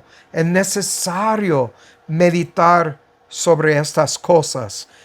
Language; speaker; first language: Spanish; non-native, fluent; English